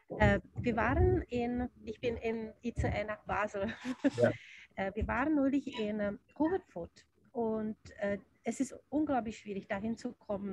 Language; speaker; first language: German; non-native, learner; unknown